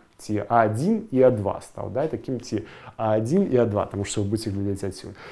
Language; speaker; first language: Belarusian; native; Belarusian